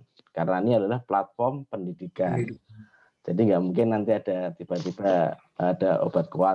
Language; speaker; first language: Indonesian; native; Indonesian